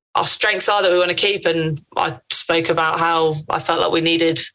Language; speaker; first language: English; native; English